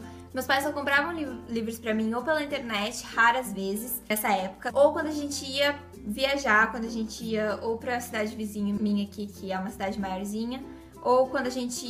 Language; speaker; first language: Portuguese; native; Portuguese